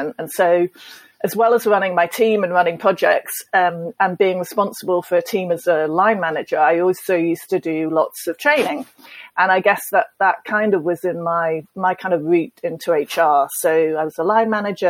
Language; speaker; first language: English; native; English